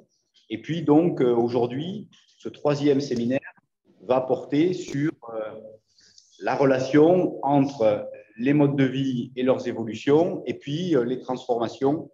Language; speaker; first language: French; native; French